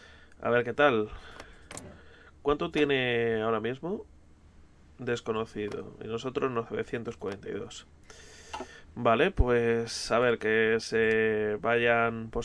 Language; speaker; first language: Spanish; native; Spanish